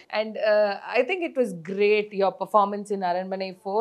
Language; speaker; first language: English; non-native, local second language; Tamil